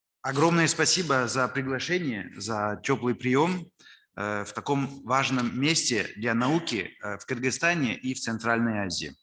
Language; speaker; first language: Russian; non-native, fluent; French